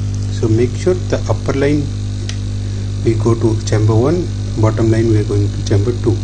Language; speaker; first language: English; non-native, local second language; Hindi